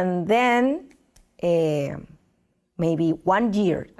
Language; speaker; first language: English; non-native, learner; Spanish